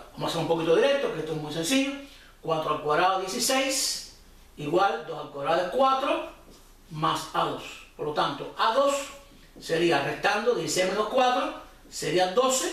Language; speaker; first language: Spanish; native; Spanish